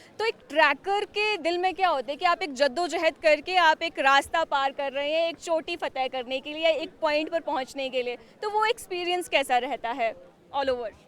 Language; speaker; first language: Hindi; native; Hindi